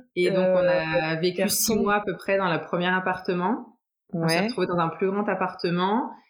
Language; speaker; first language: French; native; French